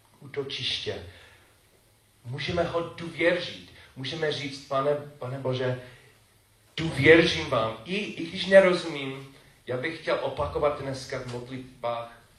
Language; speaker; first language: Czech; non-native, fluent; English